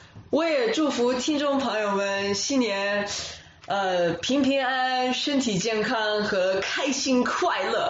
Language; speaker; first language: Chinese; early bilingual, other home language; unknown